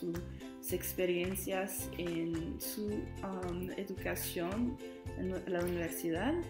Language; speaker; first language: Spanish; non-native, learner; English